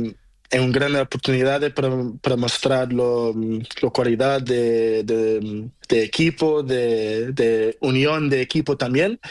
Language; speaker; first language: Spanish; non-native, learner; Portuguese